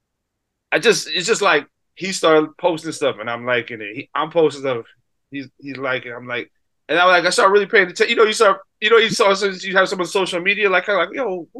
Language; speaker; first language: English; native; English